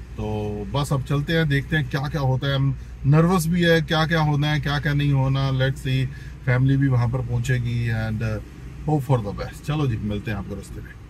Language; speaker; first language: Hindi; non-native, local second language; Punjabi